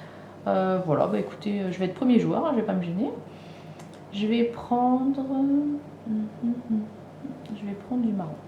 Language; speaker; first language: French; native; French